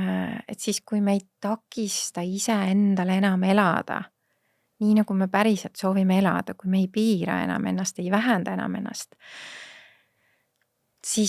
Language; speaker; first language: Estonian; native; Estonian